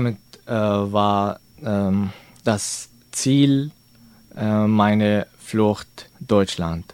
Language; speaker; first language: German; non-native, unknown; Arabic